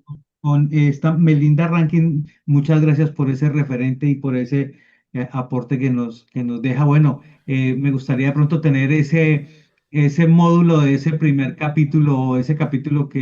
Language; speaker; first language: Spanish; native; Spanish